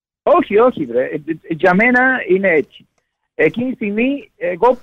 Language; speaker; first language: Greek; non-native, learner; Spanish